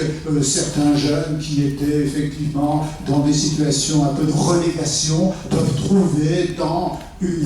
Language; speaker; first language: French; native; French